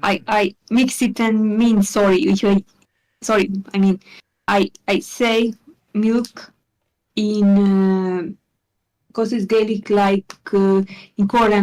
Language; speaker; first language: English; non-native, learner; Hungarian